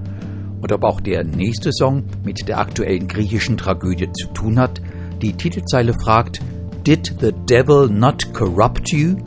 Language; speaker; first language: German; native; German